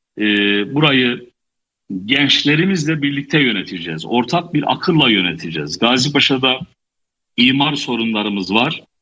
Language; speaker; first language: Turkish; native; Turkish